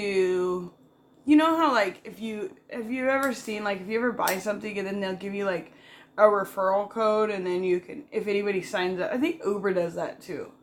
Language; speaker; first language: English; native; English